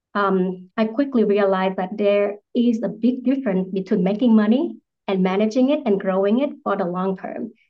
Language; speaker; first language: English; non-native, fluent; Vietnamese